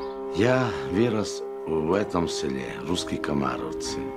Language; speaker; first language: Russian; non-native, local second language; Romany